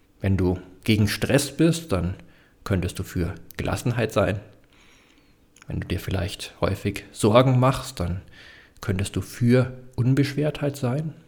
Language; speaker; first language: German; native; German